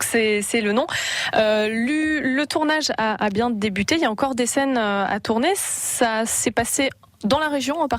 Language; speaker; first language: French; native; French